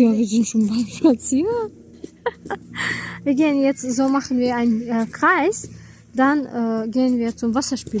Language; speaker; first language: German; non-native, fluent; Tajik